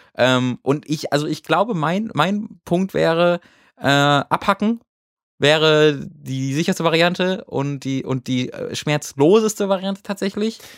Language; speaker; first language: German; native; German